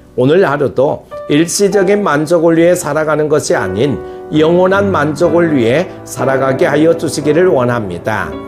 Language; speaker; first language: Korean; native; Korean